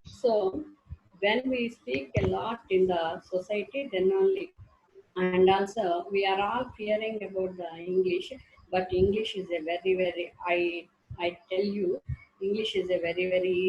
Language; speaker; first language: English; non-native, learner; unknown